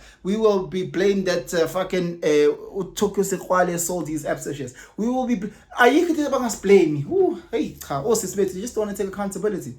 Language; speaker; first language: English; non-native, local second language; Zulu